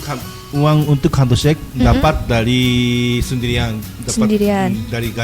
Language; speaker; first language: Indonesian; non-native, learner; Japanese